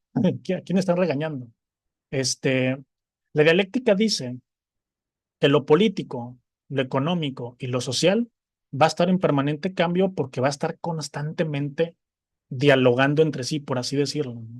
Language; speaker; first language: Spanish; native; Spanish